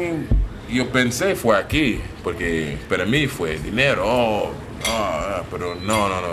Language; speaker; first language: Spanish; non-native, learner; English